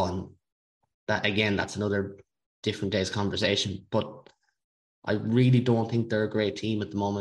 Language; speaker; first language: English; native; English